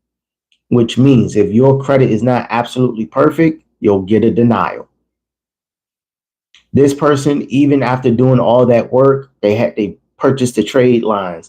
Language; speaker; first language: English; native; English